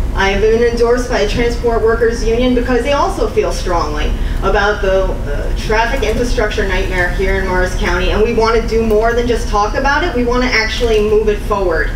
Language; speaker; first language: English; native; English